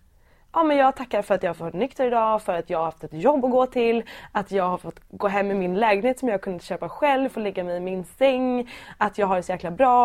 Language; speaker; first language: Swedish; native; Swedish